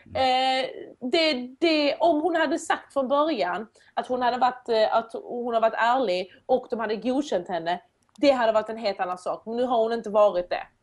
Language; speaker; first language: Swedish; early bilingual, other home language; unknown